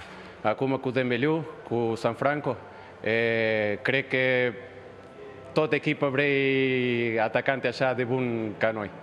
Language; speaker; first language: Romanian; non-native, learner; Spanish